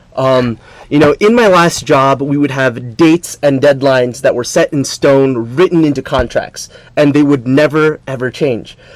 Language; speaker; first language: English; native; English